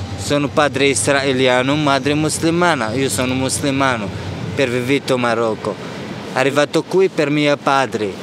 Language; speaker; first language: Italian; non-native, learner; Arabic